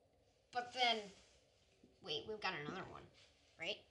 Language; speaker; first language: English; native; English